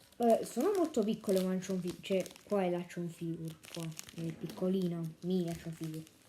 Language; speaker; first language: Italian; native; Italian